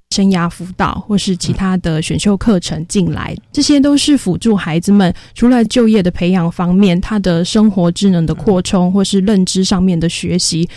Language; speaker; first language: Chinese; native; Chinese